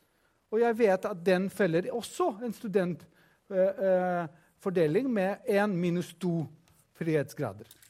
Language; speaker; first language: Norwegian; non-native, fluent; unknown